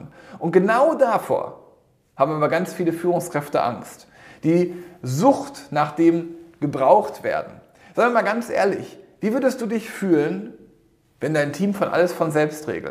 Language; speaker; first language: German; native; German